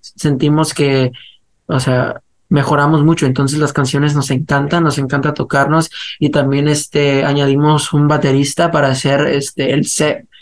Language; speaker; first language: Spanish; early bilingual, heritage; Spanish